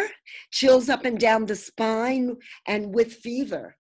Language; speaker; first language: English; native; English